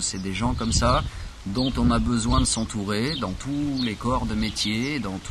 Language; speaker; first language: French; native; French